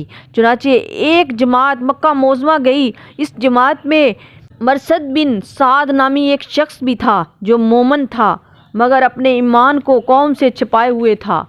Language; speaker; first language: Urdu; native; Urdu